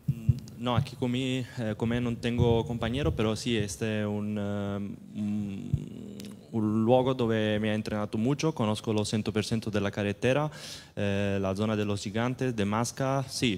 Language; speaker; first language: Spanish; non-native, fluent; Italian